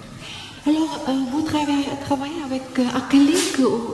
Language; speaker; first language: French; non-native, learner; English